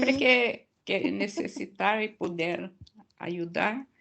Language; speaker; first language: Spanish; non-native, learner; Portuguese